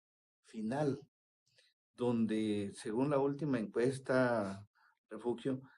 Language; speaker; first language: Spanish; native; Spanish